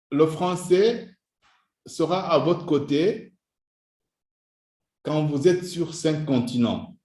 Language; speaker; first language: French; non-native, local second language; Kinyarwanda